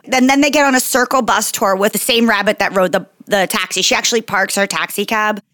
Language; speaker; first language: English; native; English